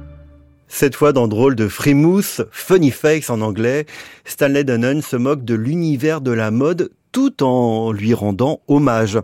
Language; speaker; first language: French; native; French